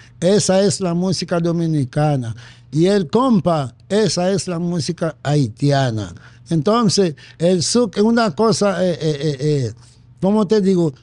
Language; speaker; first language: Spanish; non-native, fluent; Haitian Creole